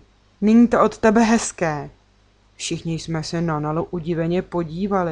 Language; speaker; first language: Czech; native; Czech